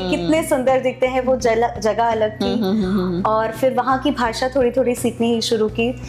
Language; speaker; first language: Hindi; native; Hindi